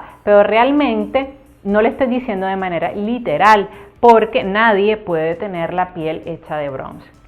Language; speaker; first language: Spanish; native; Spanish